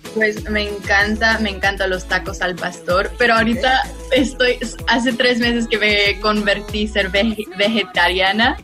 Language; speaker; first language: Spanish; early bilingual, heritage; Spanish